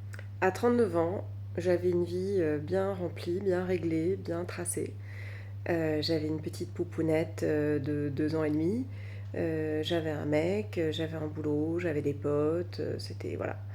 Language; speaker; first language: French; native; French